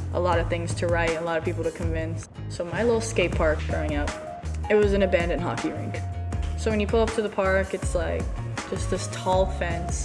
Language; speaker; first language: English; native; English